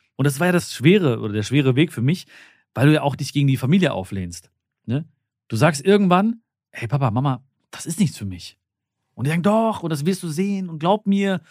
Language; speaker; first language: German; early bilingual, other home language; Malayalam